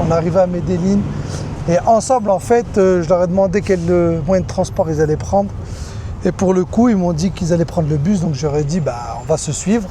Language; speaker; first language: French; native; French